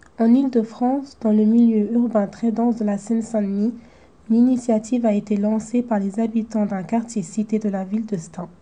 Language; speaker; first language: French; native; French